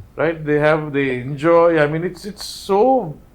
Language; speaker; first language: English; non-native, local second language; Sinhala